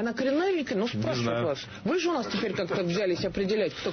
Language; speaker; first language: Russian; native; Russian